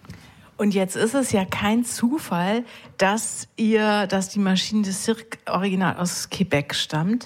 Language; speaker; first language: German; native; German